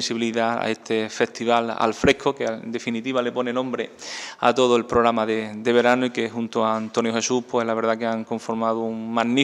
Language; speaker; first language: Spanish; native; Spanish